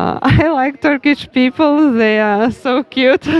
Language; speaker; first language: English; non-native, learner; Russian